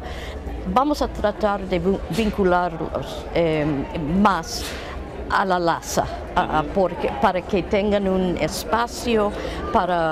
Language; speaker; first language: Spanish; non-native, fluent; English